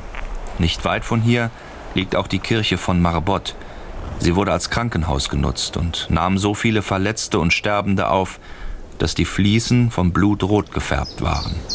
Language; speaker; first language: German; native; German